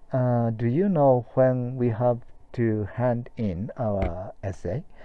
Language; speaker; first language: English; non-native, fluent; Japanese